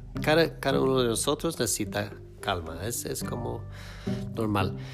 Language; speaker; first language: Spanish; non-native, fluent; English